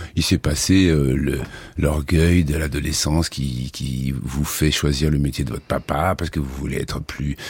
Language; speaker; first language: French; native; French